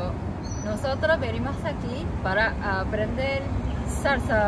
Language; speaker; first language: Spanish; non-native, learner; Japanese